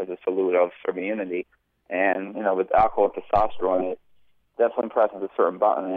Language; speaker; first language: English; early bilingual, other home language; Bosnian